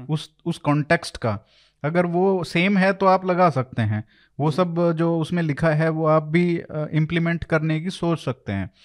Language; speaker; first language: Hindi; native; Hindi